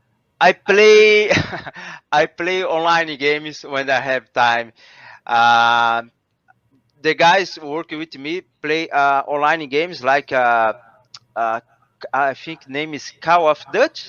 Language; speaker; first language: English; non-native, learner; Portuguese